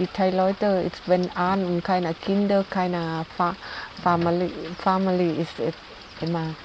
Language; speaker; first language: German; non-native, learner; Thai